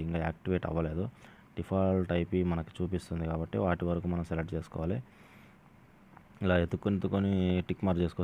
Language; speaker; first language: Telugu; native; Telugu